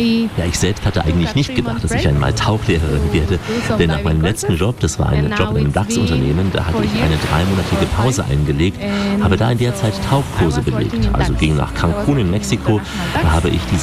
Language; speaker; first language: German; native; German